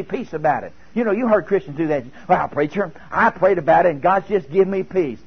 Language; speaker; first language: English; native; English